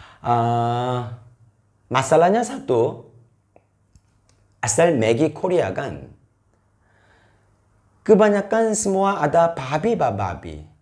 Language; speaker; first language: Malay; non-native, fluent; Korean